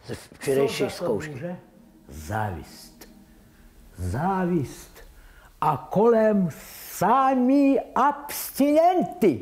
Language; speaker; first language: Czech; non-native, learner; Russian